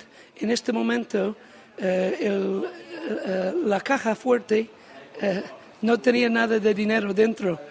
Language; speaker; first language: Spanish; non-native, learner; English